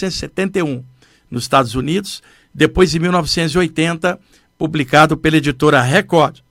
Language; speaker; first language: Portuguese; native; Portuguese